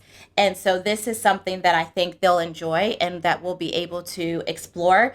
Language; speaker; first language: English; native; English